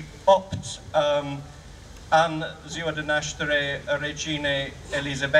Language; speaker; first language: Romanian; non-native, fluent; English